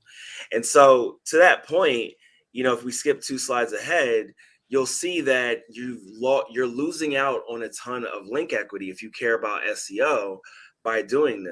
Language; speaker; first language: English; native; English